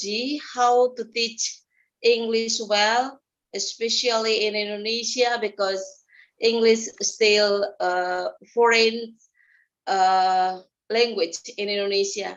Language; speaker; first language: English; non-native, fluent; Indonesian